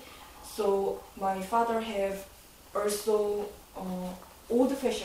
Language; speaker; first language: English; non-native, learner; Korean